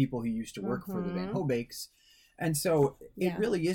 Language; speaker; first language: English; native; English